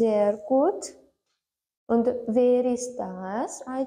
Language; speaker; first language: German; non-native, learner; Turkmen